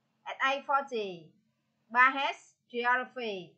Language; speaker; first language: English; non-native, fluent; Vietnamese